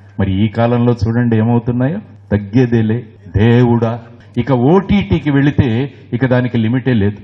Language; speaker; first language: Telugu; native; Telugu